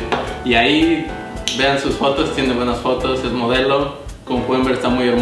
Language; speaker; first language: Spanish; native; Spanish